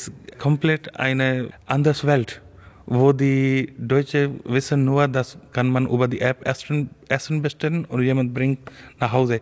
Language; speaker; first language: German; non-native, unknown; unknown